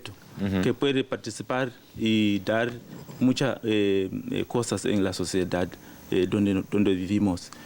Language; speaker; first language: Spanish; non-native, learner; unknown